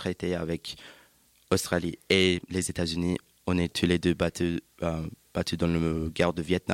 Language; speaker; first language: French; non-native, learner; English